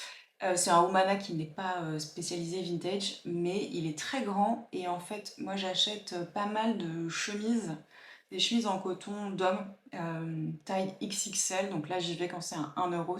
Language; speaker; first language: French; native; French